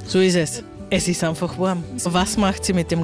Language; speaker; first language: German; native; German